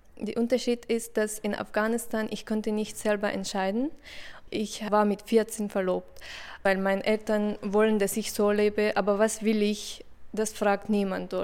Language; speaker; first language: German; non-native, learner; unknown